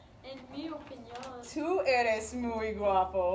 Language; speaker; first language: Spanish; non-native, learner; English